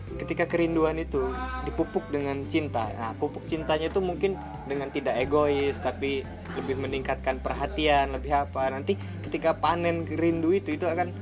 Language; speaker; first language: Indonesian; native; Indonesian